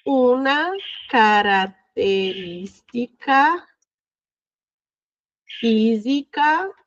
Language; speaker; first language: Italian; non-native, fluent; Portuguese